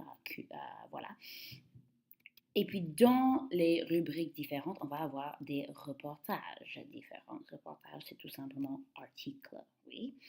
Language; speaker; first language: French; non-native, fluent; English